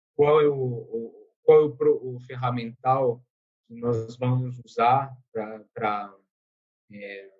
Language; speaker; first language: Portuguese; non-native, fluent; French